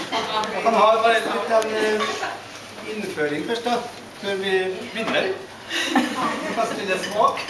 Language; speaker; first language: Norwegian; non-native, fluent; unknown